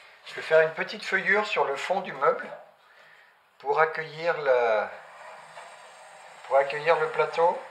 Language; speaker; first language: French; native; French